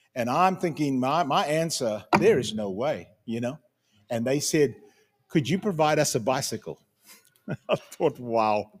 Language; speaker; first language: English; native; English